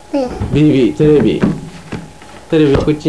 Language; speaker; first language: Japanese; native; Japanese